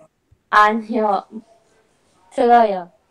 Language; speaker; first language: Korean; non-native, learner; Indonesian